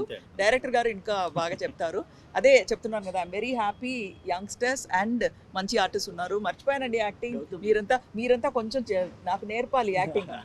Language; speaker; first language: Telugu; non-native, local second language; Tamil